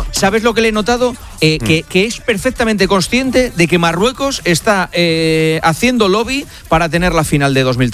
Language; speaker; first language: Spanish; native; Spanish